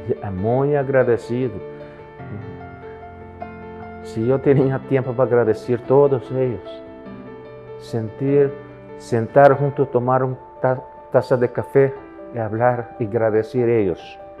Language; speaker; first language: Spanish; non-native, fluent; Papiamento